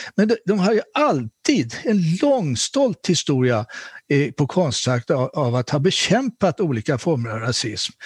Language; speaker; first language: Swedish; native; Swedish